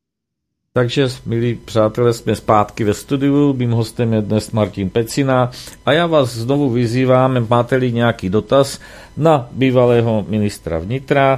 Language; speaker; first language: Czech; native; Czech